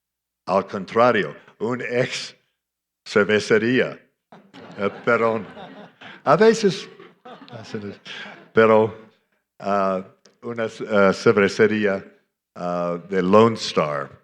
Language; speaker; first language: Spanish; non-native, fluent; English